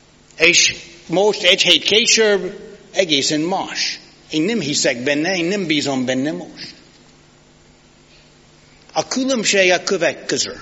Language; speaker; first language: Hungarian; non-native, fluent; English